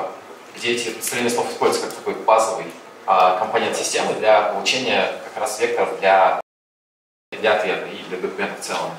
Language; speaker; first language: Russian; native; Russian